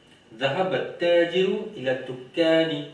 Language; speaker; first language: Arabic; non-native, learner; Haitian Creole